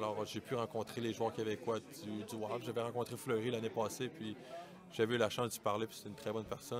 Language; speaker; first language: French; native; French